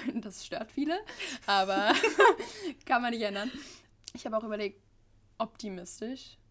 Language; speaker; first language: German; early bilingual, other home language; English